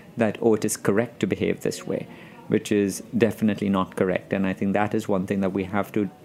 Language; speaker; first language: English; non-native, local second language; Gujarati